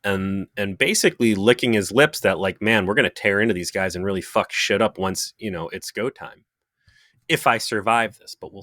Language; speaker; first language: English; native; English